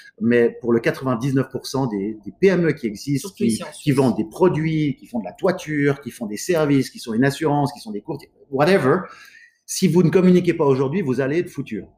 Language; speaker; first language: French; native; French